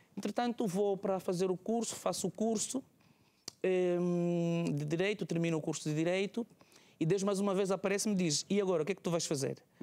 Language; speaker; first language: Portuguese; native; Portuguese